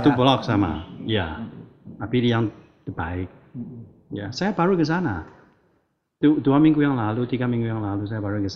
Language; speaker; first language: Indonesian; non-native, learner; Chinese